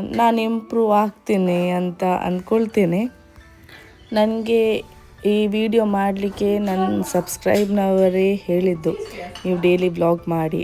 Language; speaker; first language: Kannada; non-native, local second language; Konkani